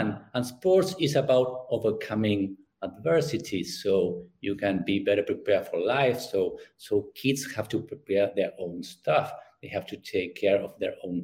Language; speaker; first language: English; non-native, fluent; Spanish